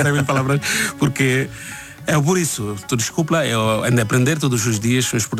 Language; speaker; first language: Portuguese; non-native, learner; Bangla